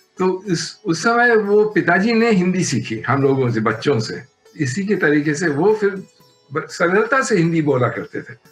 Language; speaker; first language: Hindi; native; Hindi